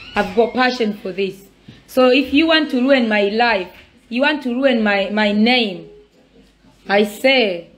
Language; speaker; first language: English; non-native, local second language; Swahili